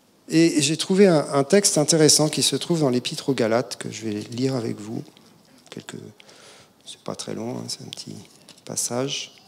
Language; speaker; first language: French; native; French